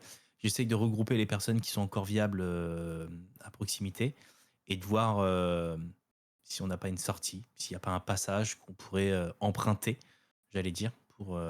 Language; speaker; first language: French; native; French